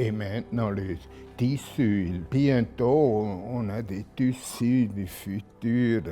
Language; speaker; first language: French; non-native, local second language; German